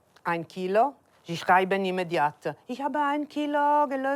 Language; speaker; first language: German; non-native, learner; Italian